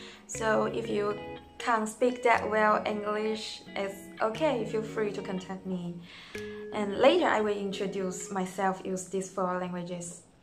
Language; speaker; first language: English; non-native, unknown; Chinese